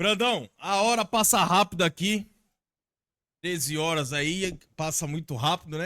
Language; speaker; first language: Portuguese; native; Portuguese